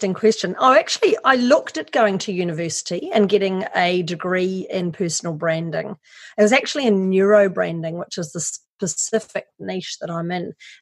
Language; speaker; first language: English; native; English